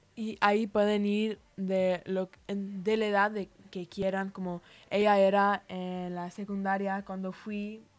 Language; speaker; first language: Spanish; early bilingual, heritage; Spanish